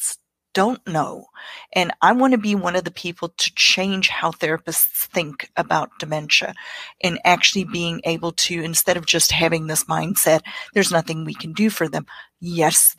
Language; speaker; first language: English; non-native, local second language; Afrikaans